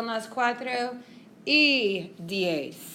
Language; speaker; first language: Spanish; non-native, fluent; English